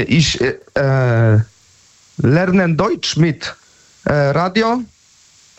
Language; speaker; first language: German; non-native, learner; Polish